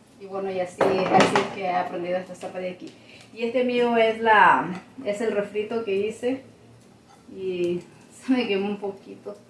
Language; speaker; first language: Spanish; native; Spanish